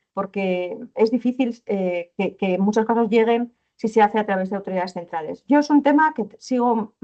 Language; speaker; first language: Spanish; native; Spanish